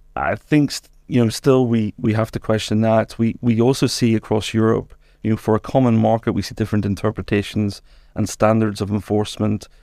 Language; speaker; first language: English; native; English